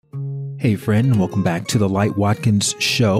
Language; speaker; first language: English; native; English